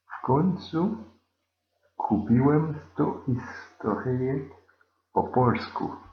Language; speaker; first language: Polish; non-native, learner; French